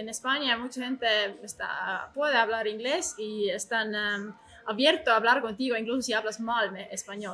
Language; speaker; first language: Spanish; non-native, learner; Estonian